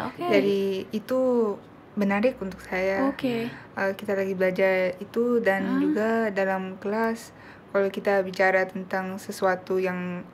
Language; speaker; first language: Indonesian; non-native, local second language; Korean